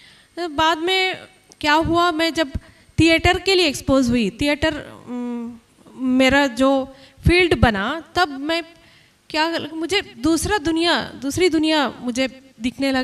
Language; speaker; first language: Hindi; non-native, local second language; Kannada